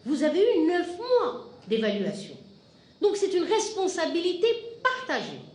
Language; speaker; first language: French; non-native, local second language; Arabic